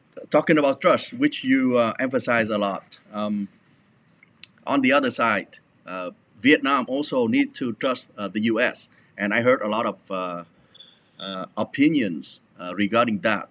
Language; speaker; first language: English; non-native, fluent; Vietnamese